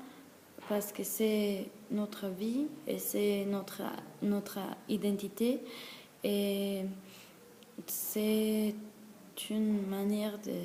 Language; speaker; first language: French; non-native, learner; Spanish